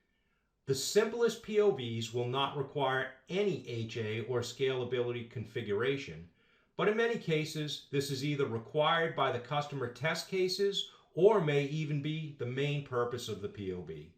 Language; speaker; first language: English; native; English